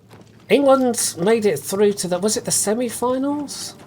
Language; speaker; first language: English; native; English